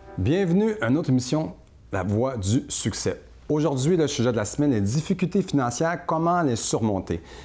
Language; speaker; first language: French; native; French